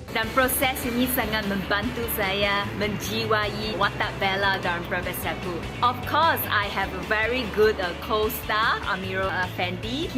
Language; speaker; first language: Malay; non-native, local second language; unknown